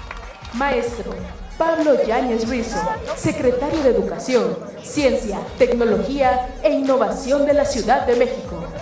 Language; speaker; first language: Spanish; native; Spanish